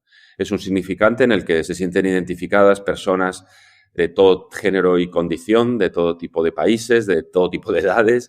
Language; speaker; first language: Spanish; native; Spanish